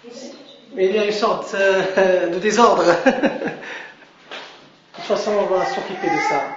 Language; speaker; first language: French; non-native, local second language; Arabic